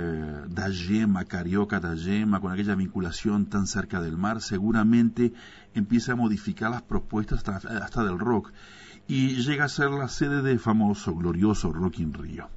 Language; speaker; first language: Spanish; native; Spanish